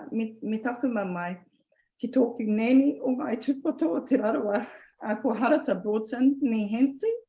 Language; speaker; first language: Māori; non-native, local second language; English